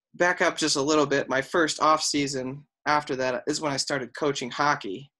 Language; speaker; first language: English; native; English